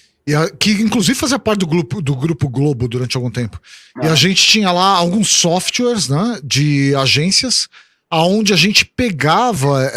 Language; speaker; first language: Portuguese; native; Portuguese